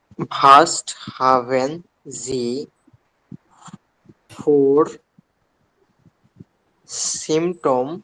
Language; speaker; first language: German; non-native, learner; Bangla